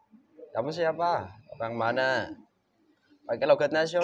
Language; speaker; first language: Indonesian; native; Indonesian